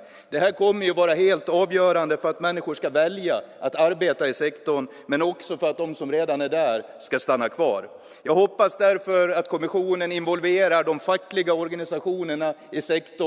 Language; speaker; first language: Swedish; native; Swedish